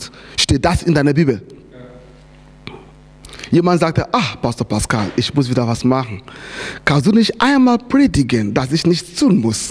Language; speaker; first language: German; non-native, fluent; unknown